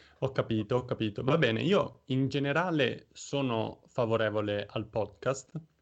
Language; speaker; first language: Italian; native; Italian